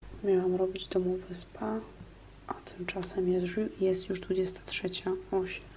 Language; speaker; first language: Polish; native; Polish